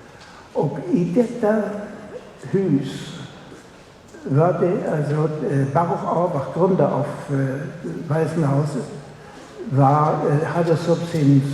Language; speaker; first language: Swedish; non-native, fluent; German